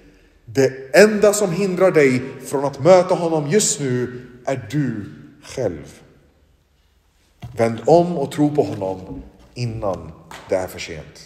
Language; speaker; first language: Swedish; non-native, local second language; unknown